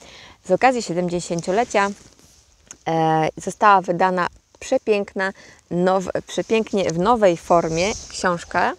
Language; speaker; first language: Polish; native; Polish